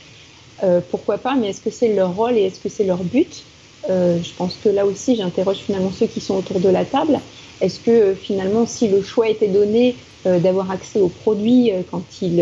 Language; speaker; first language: French; native; French